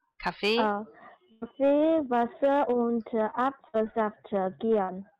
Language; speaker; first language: German; non-native, learner; Chinese